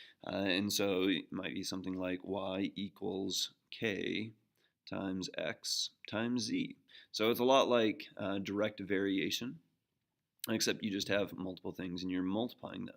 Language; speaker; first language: English; native; English